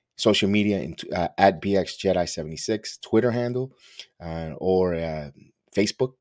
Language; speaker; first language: English; early bilingual, other home language; Spanish